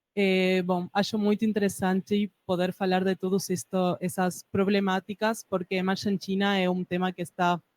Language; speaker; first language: Portuguese; non-native, fluent; Spanish